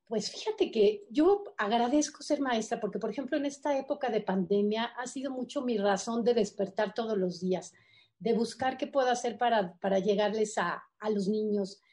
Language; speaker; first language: Spanish; native; Spanish